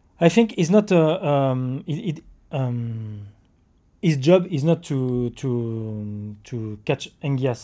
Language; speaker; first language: English; non-native, learner; French